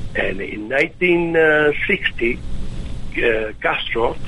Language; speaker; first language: English; non-native, fluent; Spanish